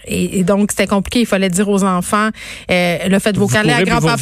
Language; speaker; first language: French; native; French